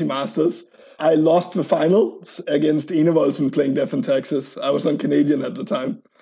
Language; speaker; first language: English; non-native, fluent; Danish